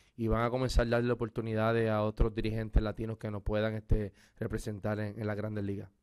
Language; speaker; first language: Spanish; native; Spanish